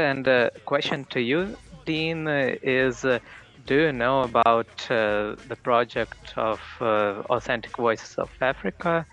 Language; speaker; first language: English; non-native, fluent; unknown